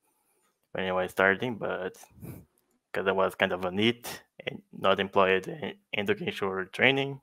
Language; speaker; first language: English; non-native, fluent; Portuguese